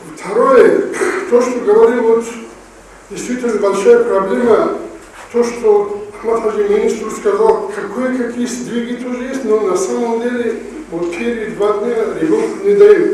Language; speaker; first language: Russian; non-native, local second language; Avaric